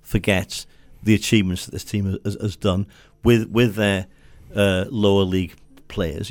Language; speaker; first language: English; native; English